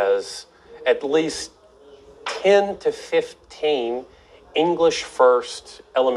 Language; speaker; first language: English; native; English